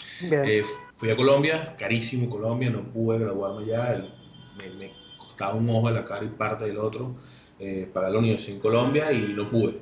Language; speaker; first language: Spanish; native; Spanish